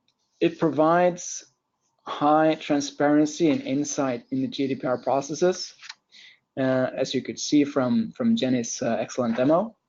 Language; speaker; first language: English; non-native, fluent; Norwegian